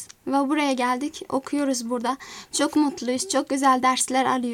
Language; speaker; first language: Turkish; early bilingual, other home language; Azerbaijani